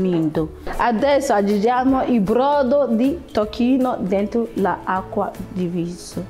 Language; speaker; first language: Italian; non-native, learner; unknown